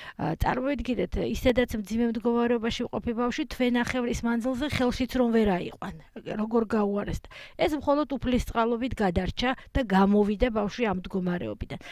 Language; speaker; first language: Georgian; native; Georgian